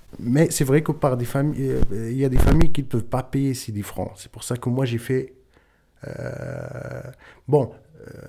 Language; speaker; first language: French; non-native, local second language; Tachelhit